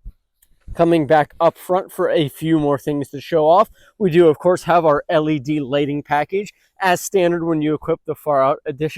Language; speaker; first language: English; native; English